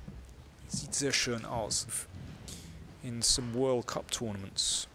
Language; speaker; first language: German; non-native, fluent; English